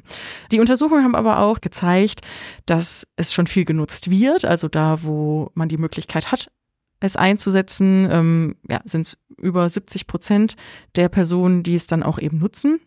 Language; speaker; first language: German; native; German